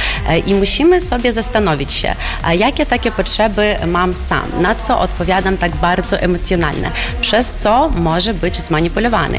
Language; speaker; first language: Polish; non-native, fluent; Ukrainian